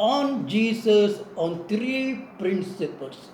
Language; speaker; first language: English; non-native, local second language; Tamil